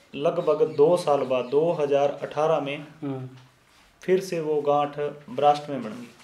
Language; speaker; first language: Hindi; native; Hindi